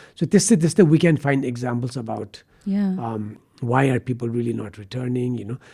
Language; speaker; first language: English; non-native, local second language; Nepali